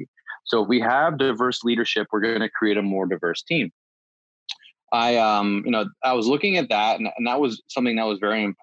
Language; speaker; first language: English; native; English